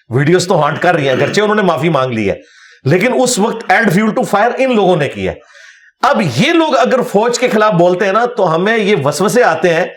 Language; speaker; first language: Urdu; non-native, local second language; Punjabi